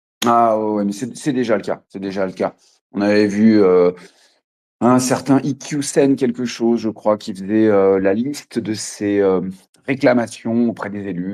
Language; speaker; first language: French; native; French